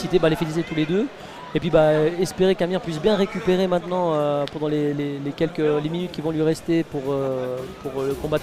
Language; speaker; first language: French; native; French